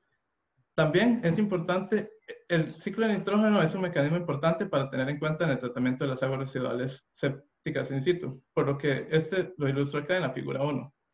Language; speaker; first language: Spanish; native; Spanish